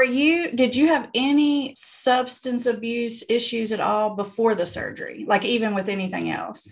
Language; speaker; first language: English; native; English